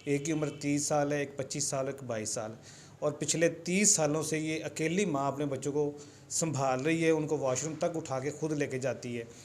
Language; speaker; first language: Urdu; non-native, local second language; Punjabi